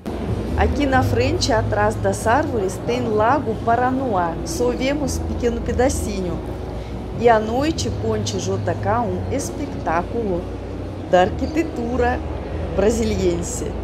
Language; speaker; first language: Portuguese; non-native, fluent; Russian